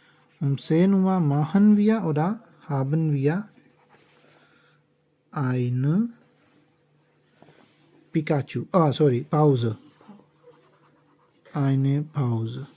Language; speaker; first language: German; non-native, learner; Urdu